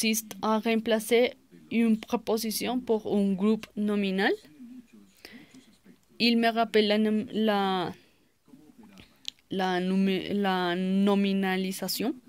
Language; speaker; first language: French; non-native, learner; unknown